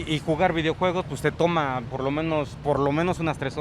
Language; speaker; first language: Spanish; native; Spanish